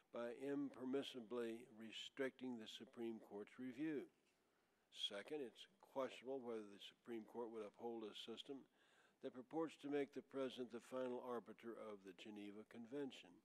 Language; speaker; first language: English; native; English